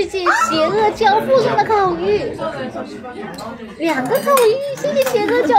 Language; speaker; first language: Chinese; native; Chinese